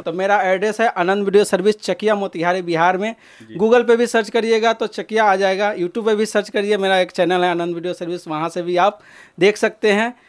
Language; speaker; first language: Hindi; native; Hindi